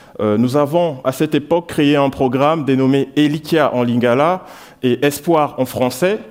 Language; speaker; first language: French; non-native, local second language; Lingala